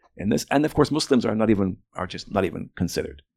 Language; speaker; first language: English; early bilingual, other home language; Arabic